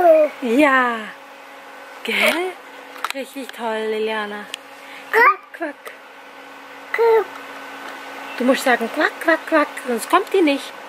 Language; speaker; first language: German; native; German